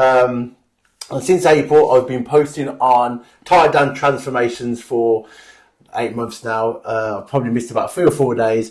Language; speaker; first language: English; native; English